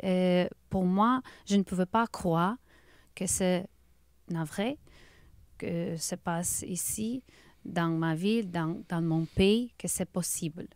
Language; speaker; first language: French; non-native, learner; Ukrainian